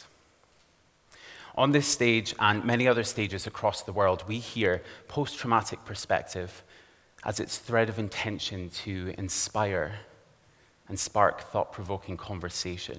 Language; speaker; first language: English; native; English